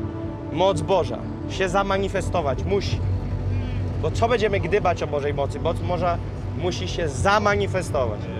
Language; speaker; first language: Polish; native; Polish